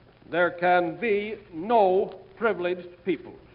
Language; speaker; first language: English; native; English